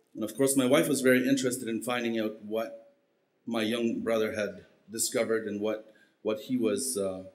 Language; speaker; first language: English; early bilingual, heritage; Spanish